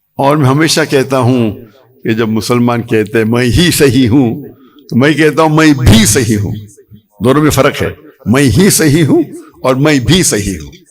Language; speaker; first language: Urdu; non-native, local second language; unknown